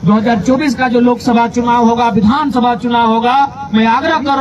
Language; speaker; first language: Hindi; native; Hindi